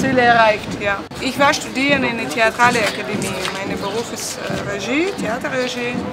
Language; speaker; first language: German; non-native, learner; Russian